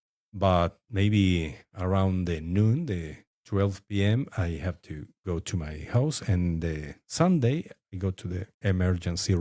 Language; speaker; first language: English; non-native, fluent; Spanish